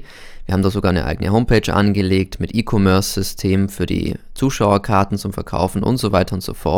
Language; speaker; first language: German; native; German